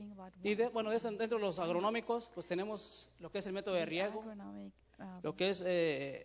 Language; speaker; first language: Spanish; native; Spanish